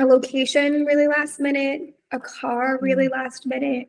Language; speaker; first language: English; native; English